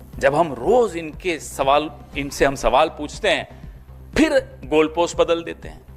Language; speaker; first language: Hindi; native; Hindi